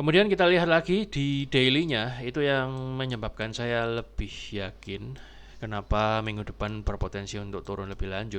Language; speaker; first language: Indonesian; native; Indonesian